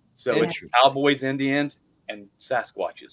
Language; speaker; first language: English; native; English